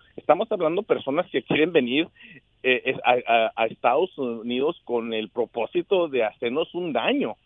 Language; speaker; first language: Spanish; early bilingual, heritage; Spanish